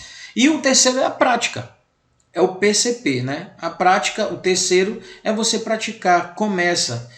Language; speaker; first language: Portuguese; native; Portuguese